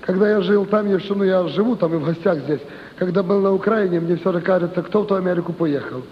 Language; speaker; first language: Russian; non-native, local second language; Ukrainian